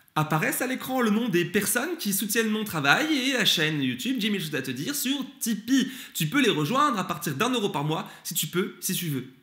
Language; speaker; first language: French; early bilingual, other home language; Turkish